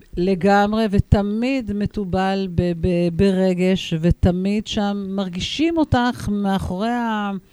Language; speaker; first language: Hebrew; native; Hebrew